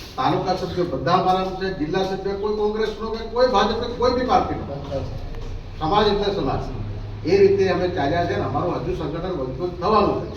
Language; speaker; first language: Gujarati; native; Gujarati